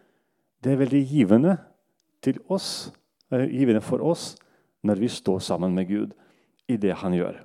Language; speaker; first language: Norwegian; non-native, local second language; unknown